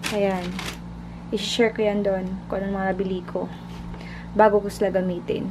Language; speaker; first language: Filipino; native; Filipino